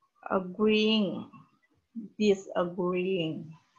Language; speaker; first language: English; non-native, fluent; Indonesian